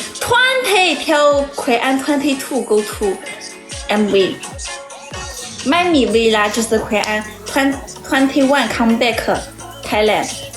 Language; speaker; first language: English; non-native, learner; Thai